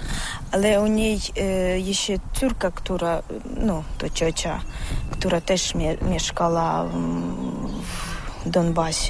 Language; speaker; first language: Ukrainian; non-native, local second language; Russian